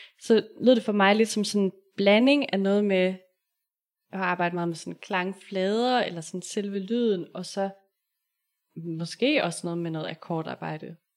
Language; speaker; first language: Danish; native; Danish